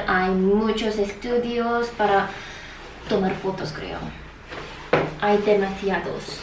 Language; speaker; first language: Spanish; non-native, learner; Korean